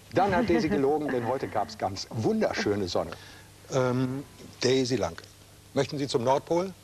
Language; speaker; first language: German; native; German